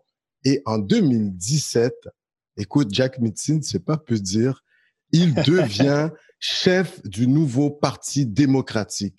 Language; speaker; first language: French; native; French